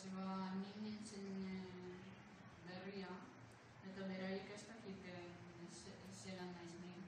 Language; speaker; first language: Basque; non-native, learner; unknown